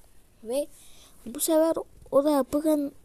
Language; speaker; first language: Turkish; early bilingual, heritage; Turkish